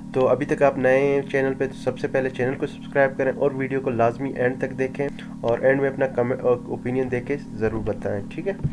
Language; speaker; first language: Urdu; non-native, local second language; Baluchi